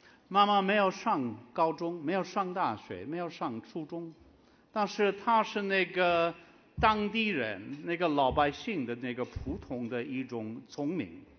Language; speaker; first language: Chinese; non-native, fluent; English